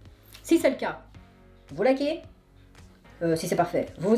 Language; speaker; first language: French; native; French